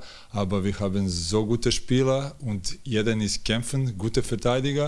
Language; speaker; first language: German; non-native, learner; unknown